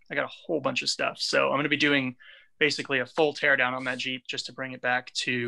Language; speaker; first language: English; native; English